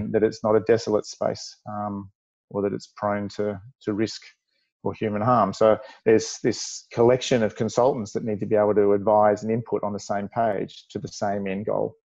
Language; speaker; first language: English; native; English